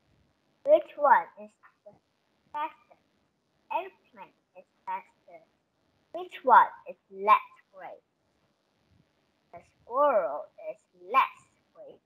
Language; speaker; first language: English; non-native, learner; Korean